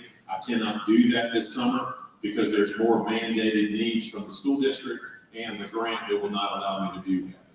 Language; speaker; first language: English; native; English